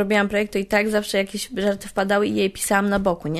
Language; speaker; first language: Polish; native; Polish